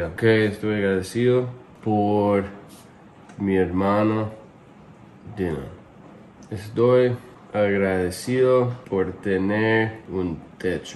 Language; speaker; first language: Spanish; non-native, fluent; English